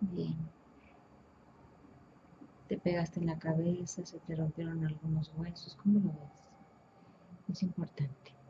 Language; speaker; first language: Spanish; native; Spanish